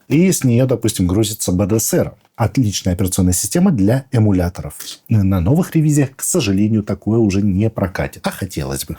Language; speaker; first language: Russian; native; Russian